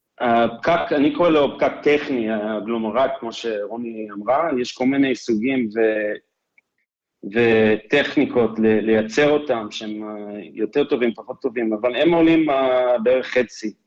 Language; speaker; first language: Hebrew; non-native, fluent; English